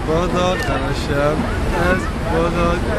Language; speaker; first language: Hungarian; non-native, learner; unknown